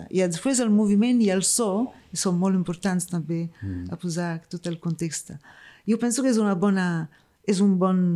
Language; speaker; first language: Catalan; non-native, fluent; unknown